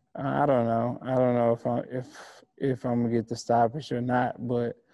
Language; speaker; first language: English; native; English